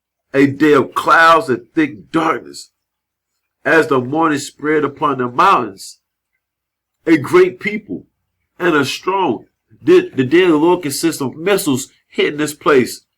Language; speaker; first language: English; native; English